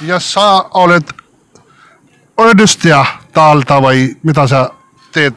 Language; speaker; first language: Finnish; non-native, learner; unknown